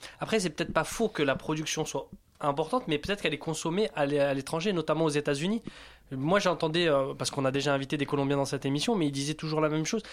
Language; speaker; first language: French; native; French